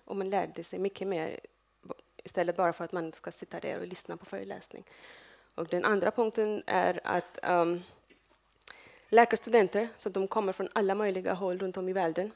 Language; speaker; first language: Swedish; non-native, fluent; Urdu